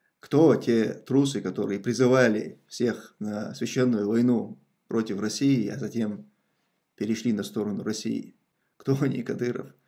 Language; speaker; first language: Russian; non-native, local second language; Chechen